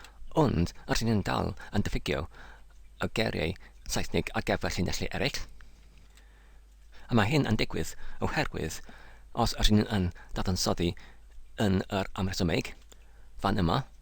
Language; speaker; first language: Welsh; non-native, learner; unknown